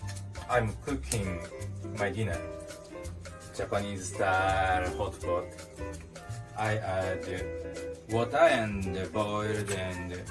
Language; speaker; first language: English; non-native, learner; Japanese